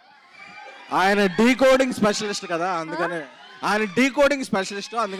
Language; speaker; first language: Telugu; native; Telugu